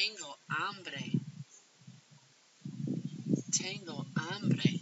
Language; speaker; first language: Spanish; non-native, fluent; English